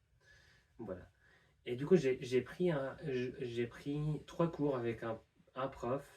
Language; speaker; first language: French; non-native, fluent; English